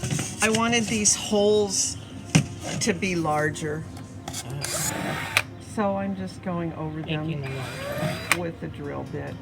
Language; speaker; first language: English; native; English